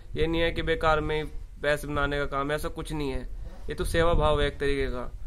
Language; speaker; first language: Hindi; native; Hindi